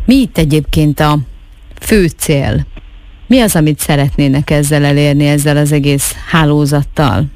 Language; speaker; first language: Hungarian; native; Hungarian